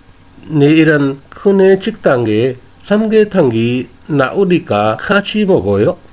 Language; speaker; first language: Korean; non-native, fluent; Urdu